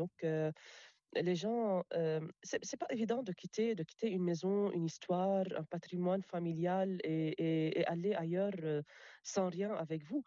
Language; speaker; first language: French; non-native, local second language; Arabic